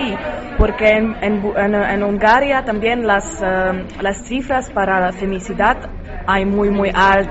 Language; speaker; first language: Spanish; non-native, learner; Polish